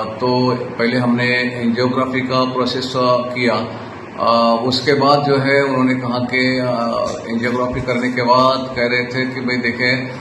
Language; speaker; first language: Urdu; non-native, local second language; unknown